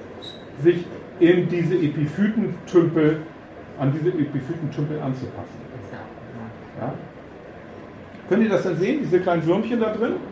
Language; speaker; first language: German; native; German